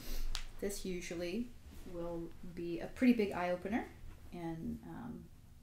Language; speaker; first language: English; native; English